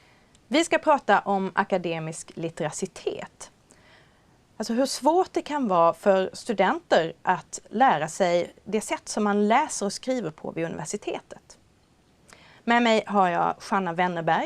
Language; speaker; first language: Swedish; native; Swedish